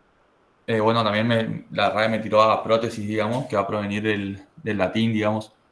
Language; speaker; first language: Spanish; native; Spanish